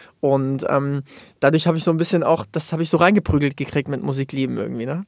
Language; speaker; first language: German; native; German